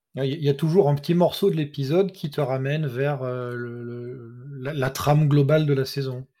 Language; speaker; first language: French; native; French